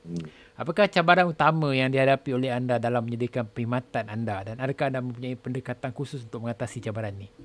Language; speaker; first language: Malay; native; Malay